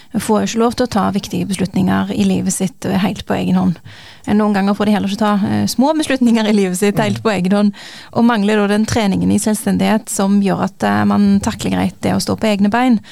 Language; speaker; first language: Norwegian; early bilingual, other home language; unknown